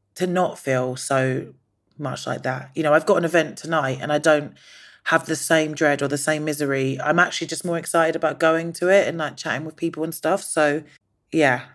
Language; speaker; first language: English; native; English